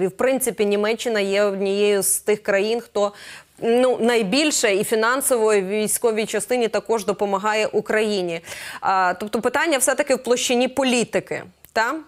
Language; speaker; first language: Ukrainian; native; Ukrainian